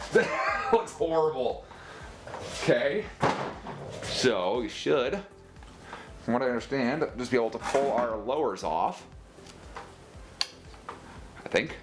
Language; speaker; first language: English; native; English